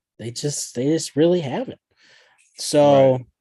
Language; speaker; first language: English; native; English